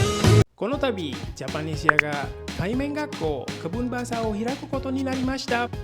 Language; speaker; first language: Japanese; non-native, fluent; Indonesian